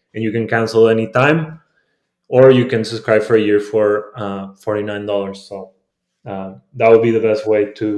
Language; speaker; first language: English; non-native, fluent; Spanish